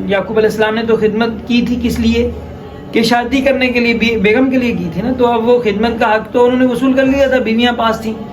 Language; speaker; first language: Urdu; native; Urdu